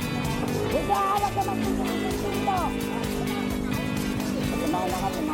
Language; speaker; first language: Filipino; native; Filipino